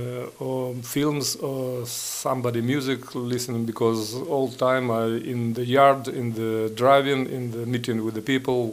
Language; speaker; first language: English; non-native, learner; Ukrainian